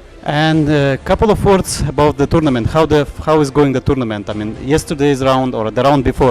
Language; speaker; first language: English; non-native, learner; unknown